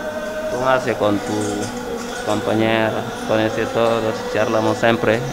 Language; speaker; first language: Spanish; non-native, learner; Wolof